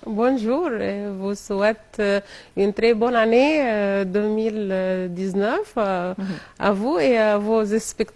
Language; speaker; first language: French; non-native, fluent; Arabic